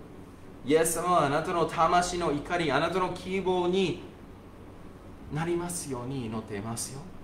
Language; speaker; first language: Japanese; non-native, fluent; English